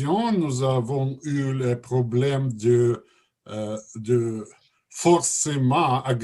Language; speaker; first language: French; non-native, learner; Russian